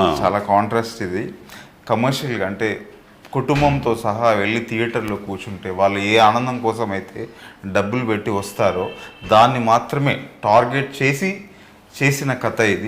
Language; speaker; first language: Telugu; native; Telugu